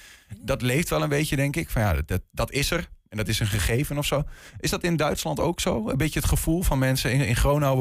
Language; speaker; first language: Dutch; native; Dutch